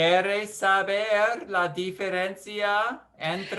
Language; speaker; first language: Spanish; non-native, learner; English